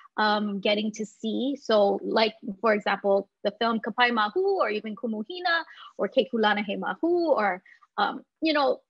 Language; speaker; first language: English; native; English